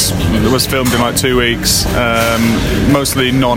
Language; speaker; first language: English; native; English